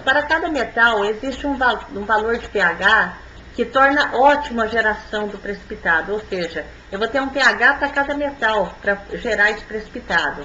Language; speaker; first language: Portuguese; native; Portuguese